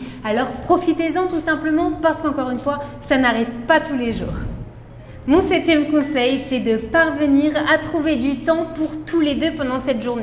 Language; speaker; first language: French; native; French